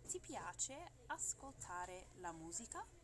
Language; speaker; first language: Italian; non-native, fluent; English